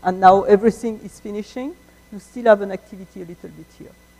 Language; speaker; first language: English; non-native, fluent; French